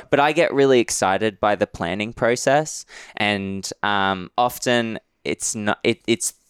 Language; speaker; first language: English; native; English